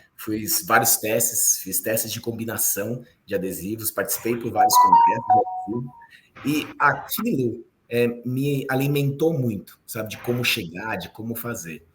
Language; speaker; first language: Portuguese; native; Portuguese